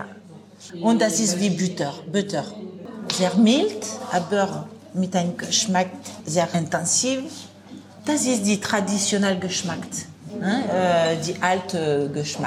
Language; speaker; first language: German; non-native, learner; French